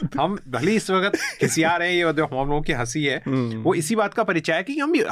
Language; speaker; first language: Hindi; native; Hindi